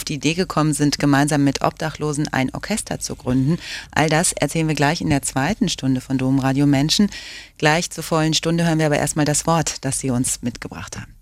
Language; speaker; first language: German; native; German